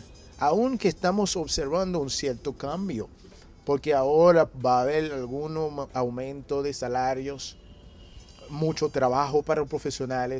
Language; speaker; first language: Spanish; non-native, fluent; Haitian Creole